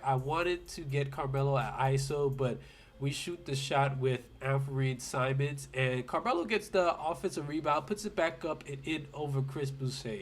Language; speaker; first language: English; native; English